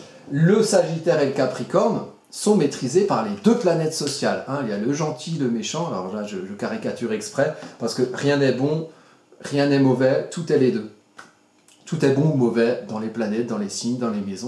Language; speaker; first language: French; native; French